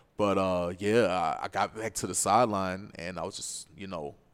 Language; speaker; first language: English; native; English